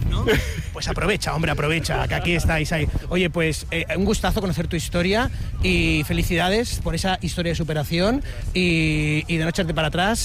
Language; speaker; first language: Spanish; native; Spanish